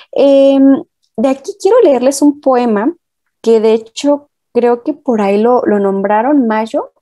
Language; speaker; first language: Spanish; native; Spanish